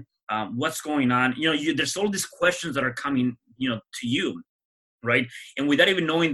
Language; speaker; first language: English; early bilingual, other home language; Spanish